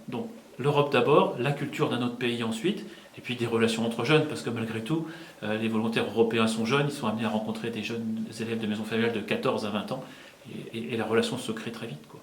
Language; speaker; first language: French; native; French